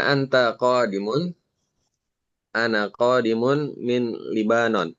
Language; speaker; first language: Arabic; non-native, learner; Indonesian